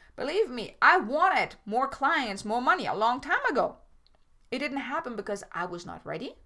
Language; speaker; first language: English; non-native, fluent; German